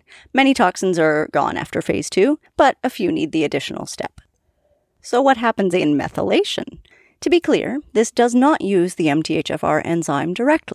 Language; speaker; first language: English; native; English